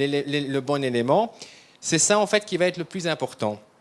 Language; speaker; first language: French; native; French